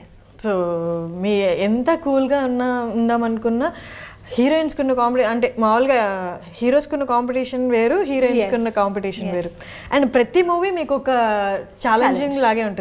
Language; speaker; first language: Telugu; native; Telugu